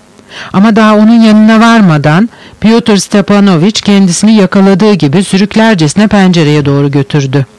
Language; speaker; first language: Turkish; native; Turkish